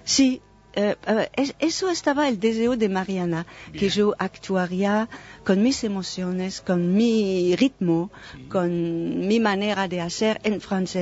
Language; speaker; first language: Spanish; non-native, fluent; French